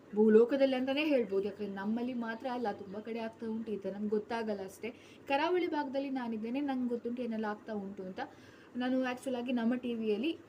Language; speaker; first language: Kannada; non-native, local second language; Tulu